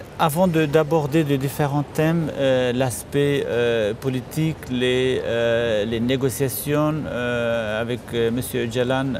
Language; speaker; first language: French; non-native, fluent; Kurdish